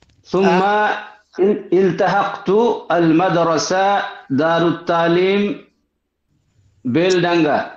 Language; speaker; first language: Arabic; non-native, learner; Bangla